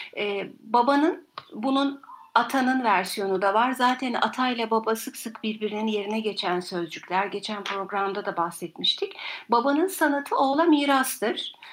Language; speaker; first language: Turkish; native; Turkish